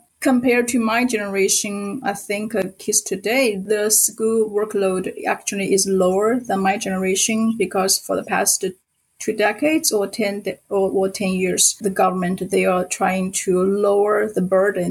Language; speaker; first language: English; non-native, fluent; Chinese